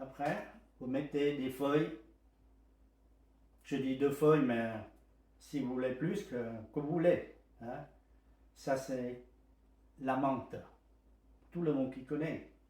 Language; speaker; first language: French; non-native, learner; Vietnamese